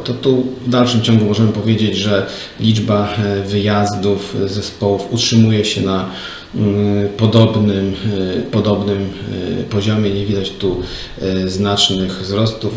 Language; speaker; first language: Polish; native; Polish